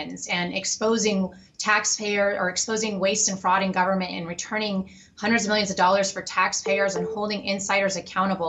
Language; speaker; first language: English; native; English